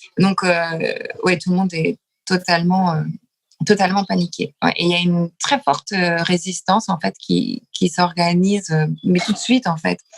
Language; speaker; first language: French; early bilingual, other home language; Lithuanian